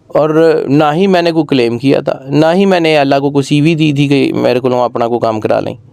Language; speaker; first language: Urdu; non-native, local second language; Punjabi